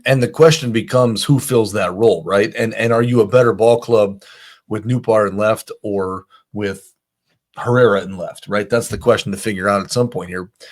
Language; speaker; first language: English; native; English